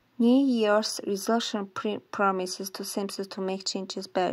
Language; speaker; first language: English; non-native, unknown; Azerbaijani